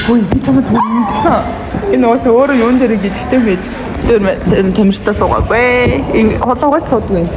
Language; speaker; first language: Mongolian; native; Mongolian